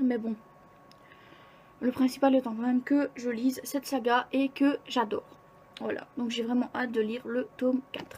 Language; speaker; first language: French; native; French